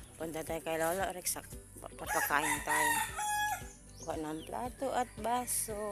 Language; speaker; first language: Filipino; non-native, local second language; Cebuano